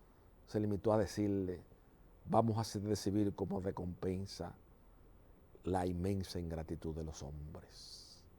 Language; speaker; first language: Spanish; native; Spanish